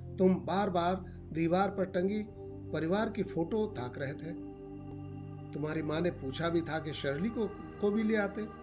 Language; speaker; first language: Hindi; native; Hindi